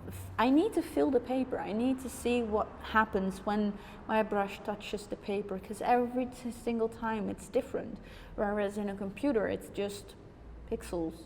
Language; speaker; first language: English; non-native, fluent; Dutch